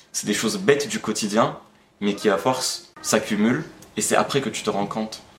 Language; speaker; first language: French; non-native, local second language; Arabic